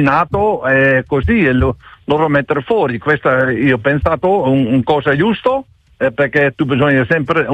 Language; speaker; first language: Italian; non-native, learner; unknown